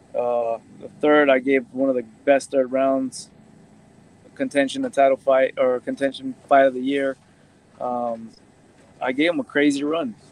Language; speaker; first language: English; native; English